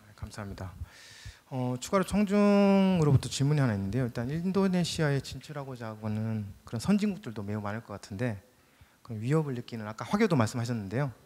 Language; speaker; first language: Korean; native; Korean